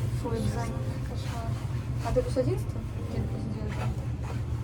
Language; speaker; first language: Russian; native; Russian